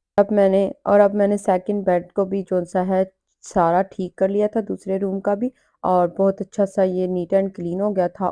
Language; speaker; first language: Urdu; native; Urdu